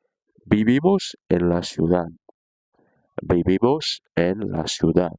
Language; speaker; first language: Spanish; non-native, learner; Haitian Creole